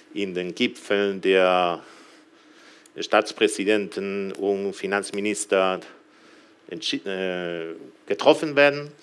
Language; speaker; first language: German; non-native, fluent; Galician